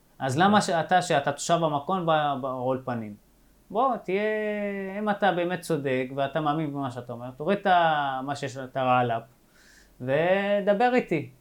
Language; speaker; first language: Hebrew; non-native, local second language; Arabic